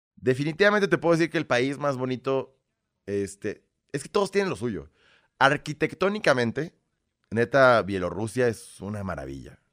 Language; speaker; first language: Spanish; early bilingual, other home language; Russian